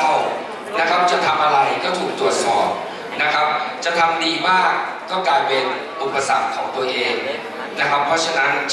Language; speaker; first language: Thai; native; Thai